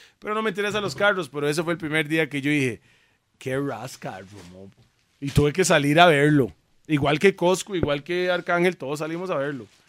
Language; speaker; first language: Spanish; early bilingual, other home language; English